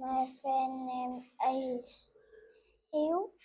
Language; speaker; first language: English; non-native, learner; Vietnamese